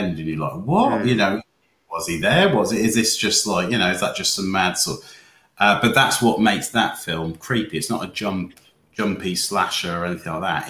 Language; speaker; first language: English; native; English